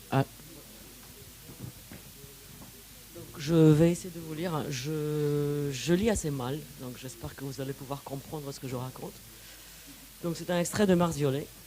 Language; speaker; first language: French; non-native, fluent; Romanian